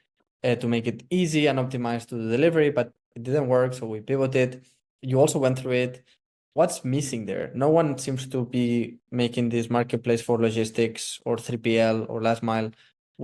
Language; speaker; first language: English; non-native, fluent; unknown